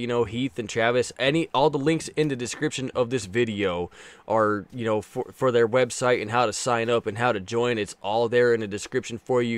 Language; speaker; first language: English; native; English